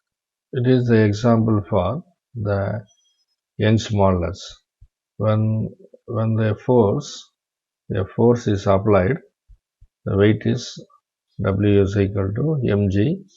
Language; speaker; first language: English; non-native, local second language; Tamil